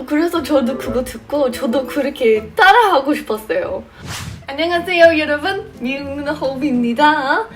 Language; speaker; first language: Korean; non-native, fluent; English